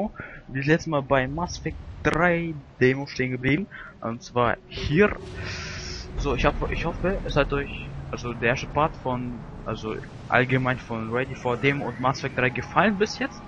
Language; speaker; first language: German; native; German